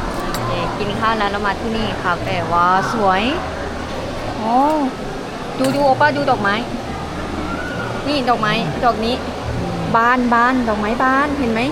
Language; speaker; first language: Thai; native; Thai